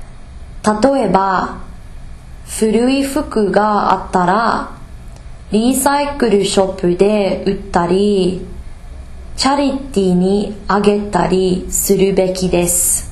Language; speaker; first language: Japanese; non-native, learner; English